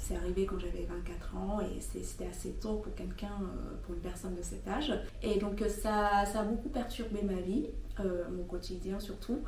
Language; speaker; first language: French; non-native, fluent; Vietnamese